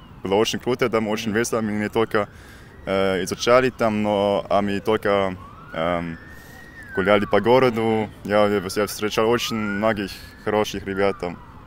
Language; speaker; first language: Russian; non-native, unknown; German